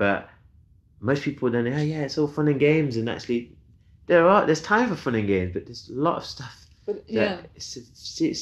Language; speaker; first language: English; native; English